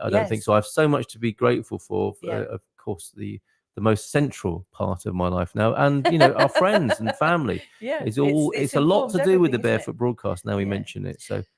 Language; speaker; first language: English; native; English